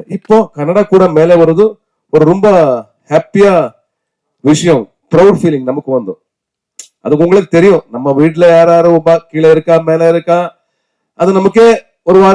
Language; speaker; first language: Tamil; non-native, learner; Kannada